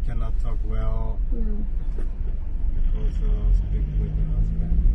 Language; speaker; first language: English; non-native, learner; Indonesian